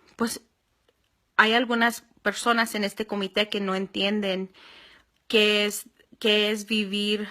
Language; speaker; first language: Spanish; early bilingual, heritage; Spanish